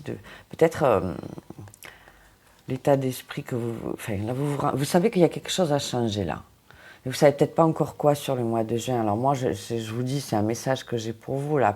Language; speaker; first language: French; native; French